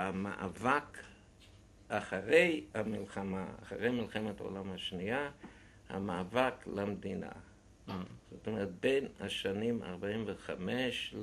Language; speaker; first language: Hebrew; non-native, fluent; German